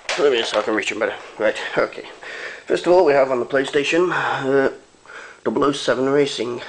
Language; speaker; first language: English; native; English